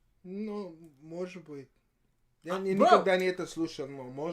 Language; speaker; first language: Russian; non-native, fluent; English